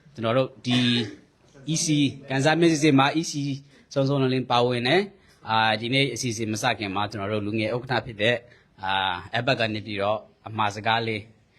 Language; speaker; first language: Burmese; non-native, local second language; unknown